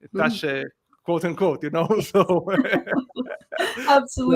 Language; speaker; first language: English; non-native, fluent; Hebrew